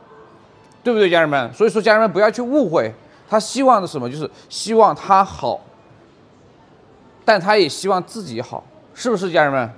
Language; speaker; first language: Chinese; native; Chinese